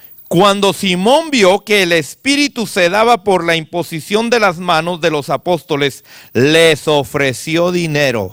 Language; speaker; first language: Spanish; native; Spanish